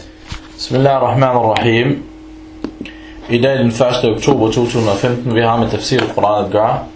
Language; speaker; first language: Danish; early bilingual, other home language; Arabic